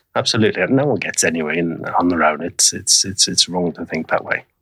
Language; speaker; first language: English; native; English